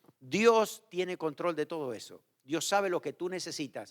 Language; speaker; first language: Spanish; native; Spanish